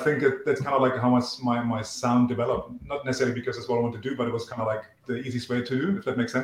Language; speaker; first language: English; non-native, fluent; German